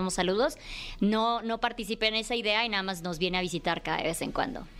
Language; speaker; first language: Spanish; native; Spanish